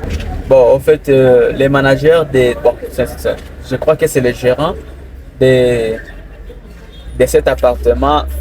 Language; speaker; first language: French; non-native, local second language; Rundi